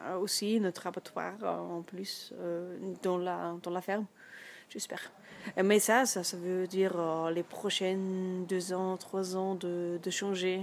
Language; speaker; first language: French; non-native, learner; German